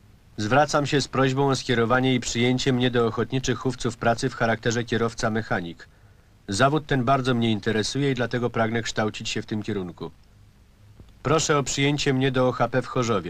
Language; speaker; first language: Polish; native; Polish